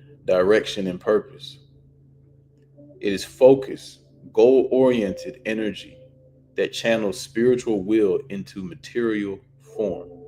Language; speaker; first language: English; native; English